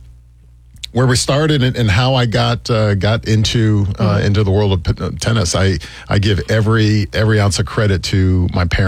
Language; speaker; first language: English; native; English